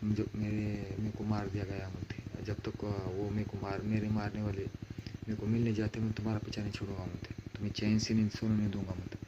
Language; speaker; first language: Hindi; non-native, local second language; Marathi